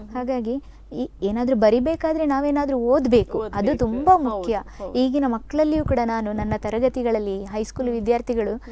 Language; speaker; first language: Kannada; native; Kannada